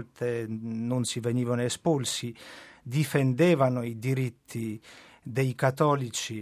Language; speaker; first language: Italian; non-native, fluent; Polish